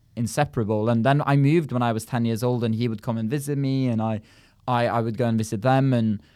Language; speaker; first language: English; non-native, fluent; Norwegian